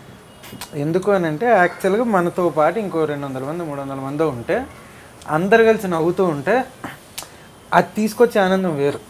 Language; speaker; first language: Telugu; native; Telugu